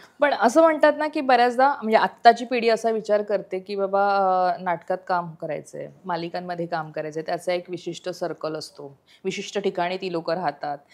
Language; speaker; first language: Marathi; native; Marathi